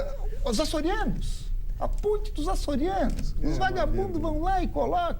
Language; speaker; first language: Portuguese; native; Portuguese